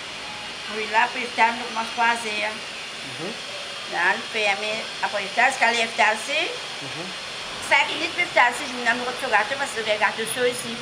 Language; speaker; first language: French; non-native, learner; Morisyen